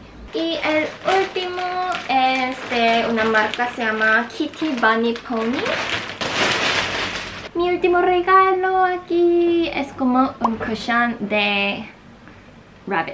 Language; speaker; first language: Spanish; non-native, learner; Korean